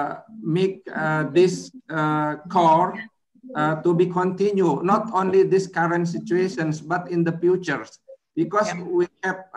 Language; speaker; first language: English; non-native, learner; Indonesian